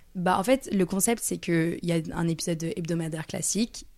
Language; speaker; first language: French; native; French